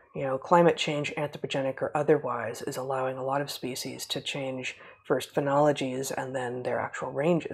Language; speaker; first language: English; native; English